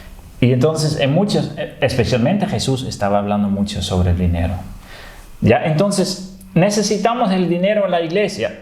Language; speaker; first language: Spanish; non-native, fluent; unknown